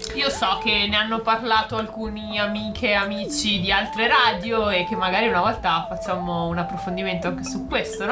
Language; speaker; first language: Italian; native; Italian